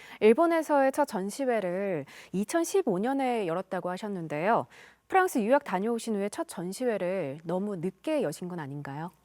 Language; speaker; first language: Korean; native; Korean